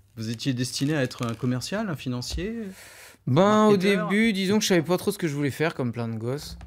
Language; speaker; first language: French; native; French